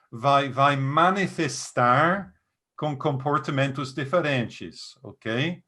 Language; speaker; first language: Portuguese; non-native, fluent; English